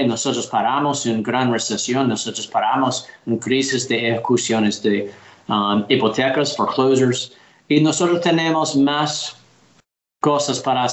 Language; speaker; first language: Spanish; non-native, learner; English